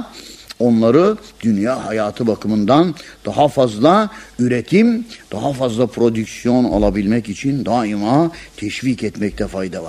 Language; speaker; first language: Turkish; native; Turkish